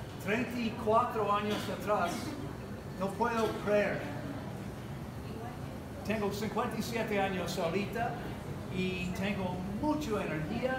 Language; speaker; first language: Spanish; non-native, learner; English